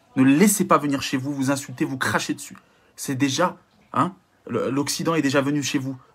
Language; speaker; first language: French; native; French